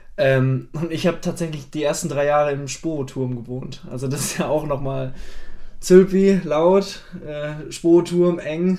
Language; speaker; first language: German; native; German